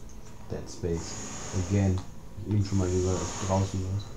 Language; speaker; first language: German; native; German